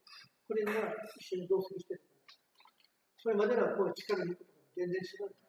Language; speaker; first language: Japanese; native; Japanese